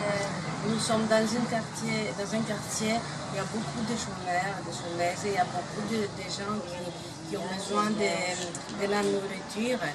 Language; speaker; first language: French; non-native, fluent; Greek